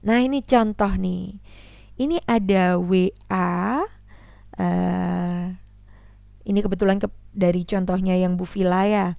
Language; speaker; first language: Indonesian; native; Indonesian